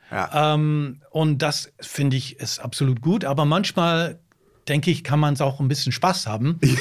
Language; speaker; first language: German; non-native, fluent; English